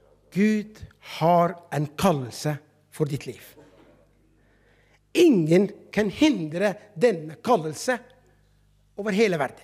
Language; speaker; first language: Norwegian; non-native, fluent; Arabic